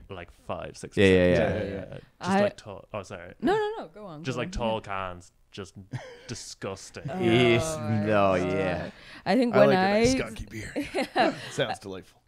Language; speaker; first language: English; native; English